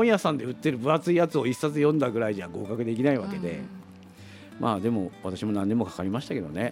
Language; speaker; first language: Japanese; native; Japanese